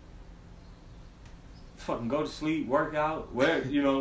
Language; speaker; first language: English; native; English